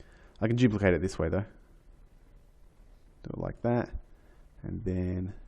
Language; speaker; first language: English; native; English